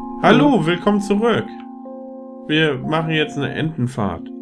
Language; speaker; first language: German; native; German